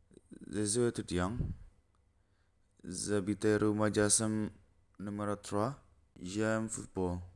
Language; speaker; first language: French; non-native, learner; Indonesian